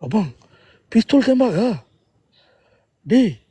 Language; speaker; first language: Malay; non-native, local second language; Tamil